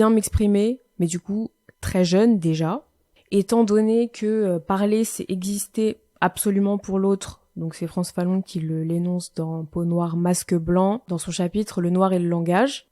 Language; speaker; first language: French; native; French